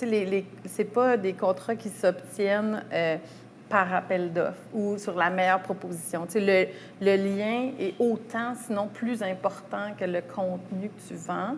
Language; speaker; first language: French; native; French